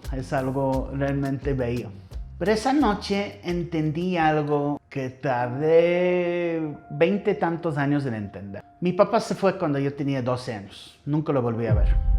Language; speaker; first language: Spanish; non-native, fluent; English